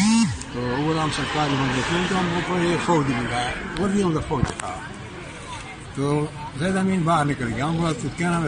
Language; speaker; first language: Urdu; non-native, local second language; Pashto